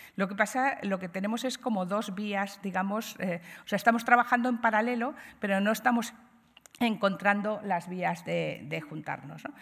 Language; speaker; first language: Spanish; native; Spanish